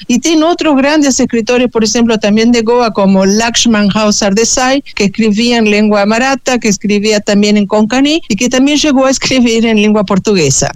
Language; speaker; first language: Portuguese; non-native, fluent; Spanish